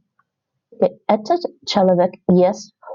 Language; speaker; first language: Russian; non-native, learner; English